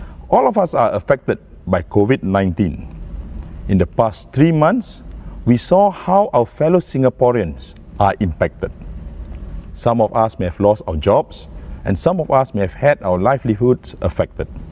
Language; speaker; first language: English; non-native, local second language; Malay